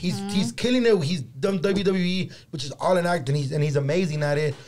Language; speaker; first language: English; early bilingual, other home language; Spanish